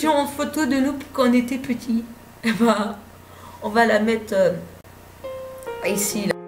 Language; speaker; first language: French; native; French